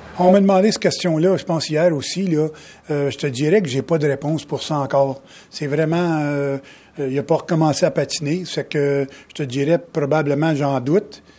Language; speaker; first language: French; native; French